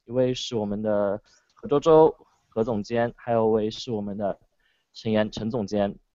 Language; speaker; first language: Chinese; native; Chinese